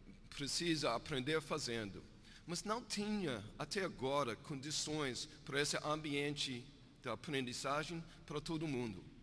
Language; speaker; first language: Portuguese; non-native, learner; English